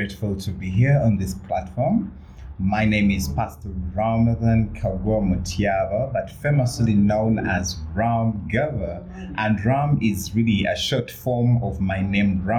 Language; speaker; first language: English; non-native, local second language; Ganda